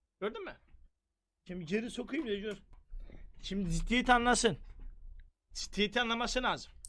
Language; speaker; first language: Turkish; native; Turkish